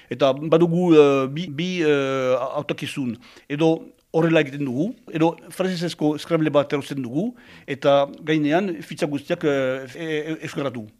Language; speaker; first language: Basque; non-native, local second language; French